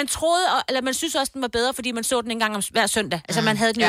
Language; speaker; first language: Danish; native; Danish